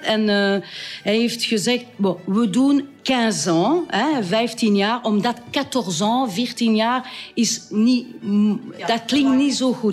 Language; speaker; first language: Dutch; non-native, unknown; French